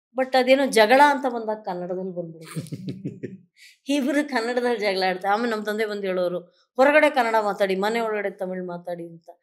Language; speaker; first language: Kannada; non-native, local second language; Tamil